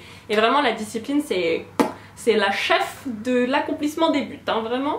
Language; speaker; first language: French; native; French